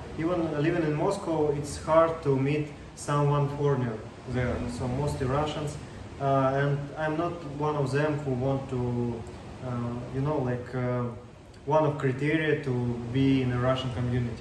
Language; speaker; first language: English; non-native, learner; Russian